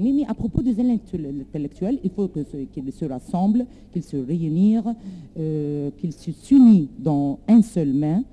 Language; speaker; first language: French; non-native, learner; Arabic